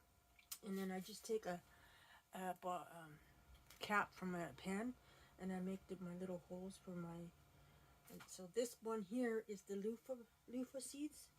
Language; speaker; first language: English; native; English